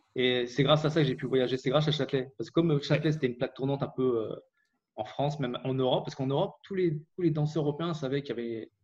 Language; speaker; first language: French; native; French